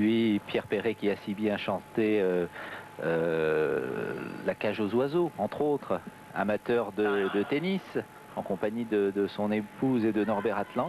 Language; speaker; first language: French; native; French